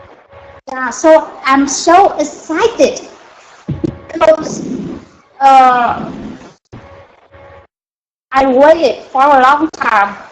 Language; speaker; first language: English; non-native, learner; Vietnamese